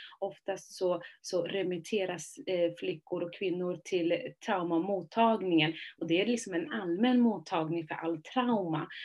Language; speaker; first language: Swedish; early bilingual, other home language; Somali